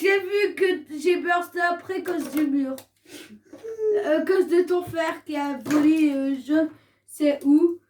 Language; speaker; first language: French; native; French